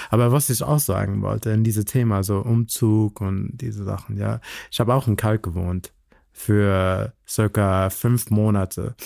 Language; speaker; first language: German; non-native, fluent; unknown